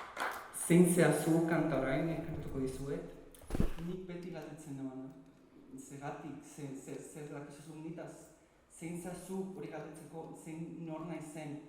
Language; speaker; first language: Basque; early bilingual, other home language; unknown